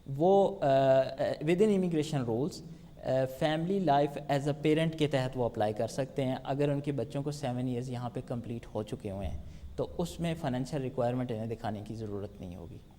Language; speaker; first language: Urdu; native; Urdu